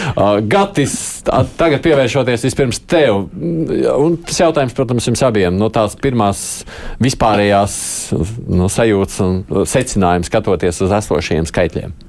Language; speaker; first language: Latvian; native; Latvian